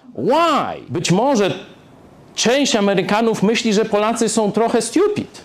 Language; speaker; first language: Polish; native; Polish